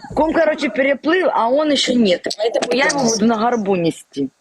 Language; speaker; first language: Ukrainian; native; Ukrainian